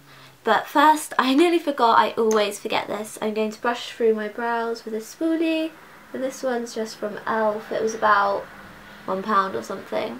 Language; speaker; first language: English; native; English